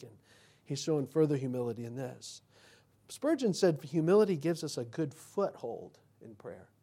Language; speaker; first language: English; native; English